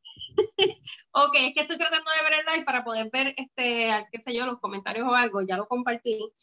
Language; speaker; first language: Spanish; native; Spanish